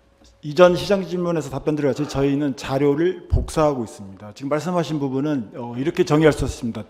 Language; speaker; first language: Korean; native; Korean